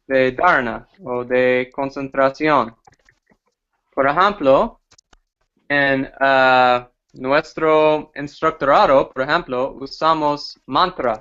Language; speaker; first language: Spanish; non-native, fluent; English